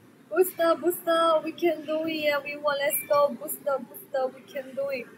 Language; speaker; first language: English; non-native, learner; Chinese